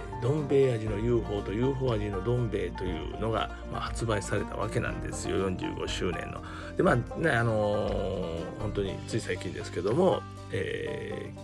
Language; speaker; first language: Japanese; native; Japanese